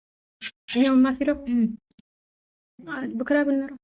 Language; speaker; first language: Arabic; non-native, learner; Amharic